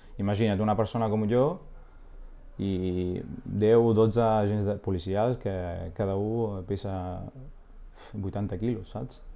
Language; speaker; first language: Catalan; non-native, fluent; Arabic